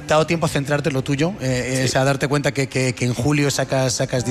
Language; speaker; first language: Spanish; native; Spanish